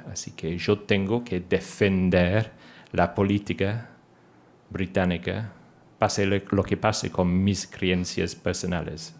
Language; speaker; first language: Spanish; non-native, fluent; English